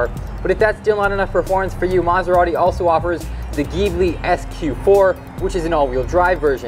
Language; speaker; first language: English; native; English